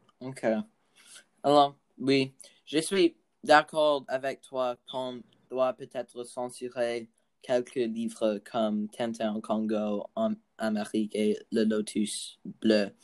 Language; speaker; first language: French; non-native, learner; English